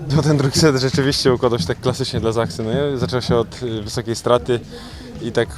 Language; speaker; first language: Polish; native; Polish